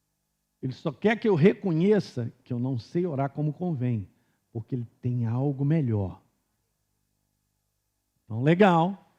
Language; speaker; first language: Portuguese; native; Portuguese